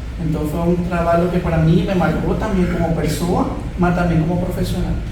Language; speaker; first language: Portuguese; non-native, fluent; Spanish